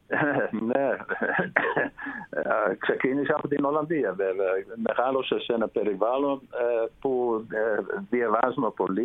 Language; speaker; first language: Greek; non-native, fluent; Dutch